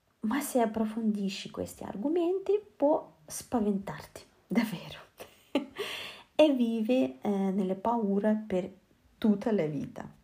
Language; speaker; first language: Italian; non-native, learner; Russian